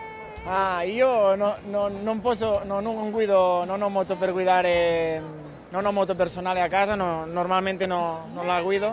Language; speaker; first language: Italian; non-native, fluent; Spanish